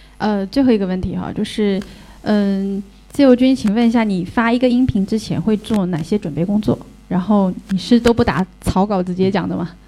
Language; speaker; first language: Chinese; native; Chinese